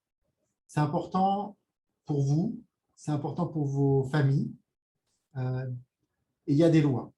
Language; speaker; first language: French; native; French